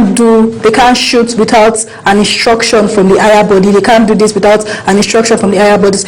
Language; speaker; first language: English; non-native, local second language; Yoruba